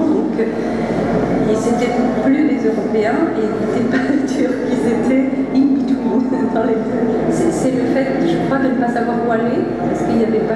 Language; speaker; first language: French; early bilingual, heritage; French